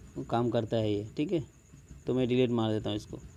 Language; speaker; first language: Hindi; non-native, local second language; Bangla